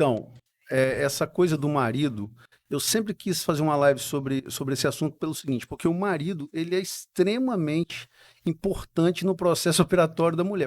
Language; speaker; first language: Portuguese; native; Portuguese